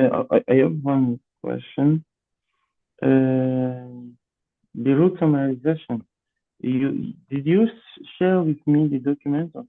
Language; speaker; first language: English; non-native, learner; Portuguese